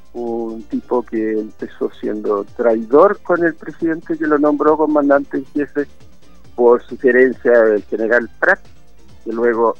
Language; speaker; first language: Spanish; native; Spanish